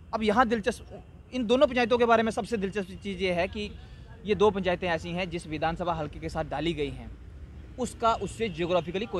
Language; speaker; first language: Hindi; native; Hindi